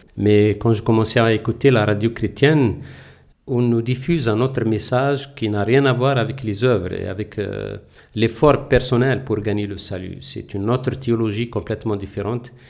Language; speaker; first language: French; non-native, local second language; Kabyle